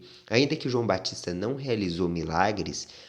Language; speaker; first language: Portuguese; native; Portuguese